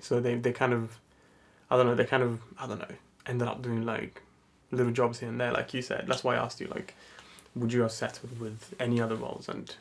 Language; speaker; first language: English; non-native, fluent; Italian